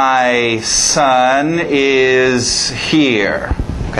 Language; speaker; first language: English; non-native, fluent; Portuguese